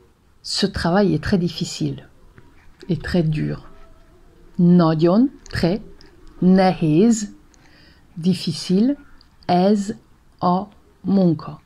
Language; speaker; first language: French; non-native, fluent; Hungarian